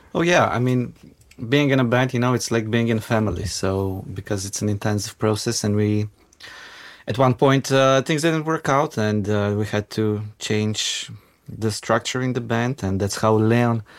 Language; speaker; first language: English; non-native, fluent; Macedonian